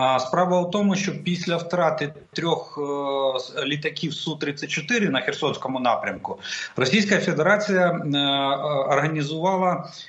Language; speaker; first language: Ukrainian; non-native, local second language; Russian